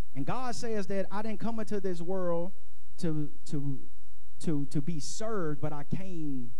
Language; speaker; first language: English; native; English